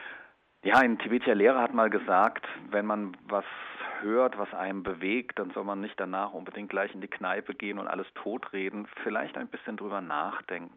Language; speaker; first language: German; native; German